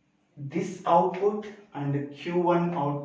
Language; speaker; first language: English; non-native, local second language; Telugu